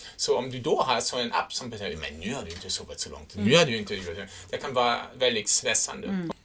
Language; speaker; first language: Swedish; non-native, fluent; German